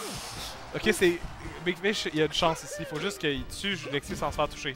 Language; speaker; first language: French; native; French